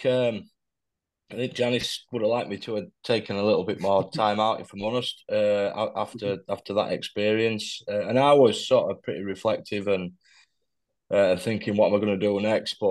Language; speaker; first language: English; native; English